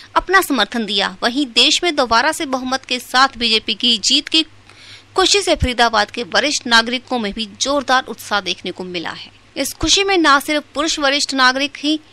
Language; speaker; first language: Hindi; native; Hindi